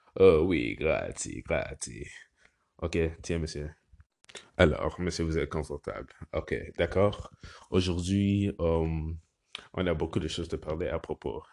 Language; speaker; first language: French; non-native, learner; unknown